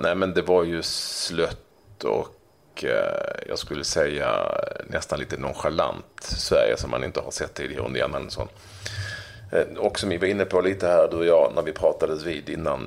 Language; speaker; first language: Swedish; native; Swedish